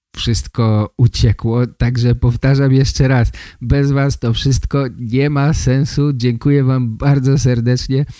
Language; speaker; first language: Polish; native; Polish